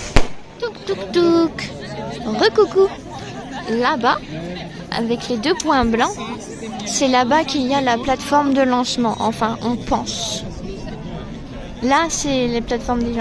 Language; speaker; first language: French; native; French